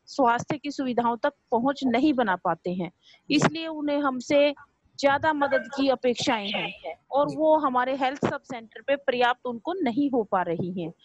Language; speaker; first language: Hindi; native; Hindi